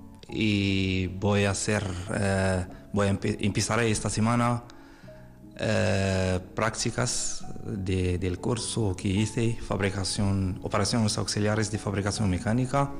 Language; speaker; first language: Spanish; non-native, fluent; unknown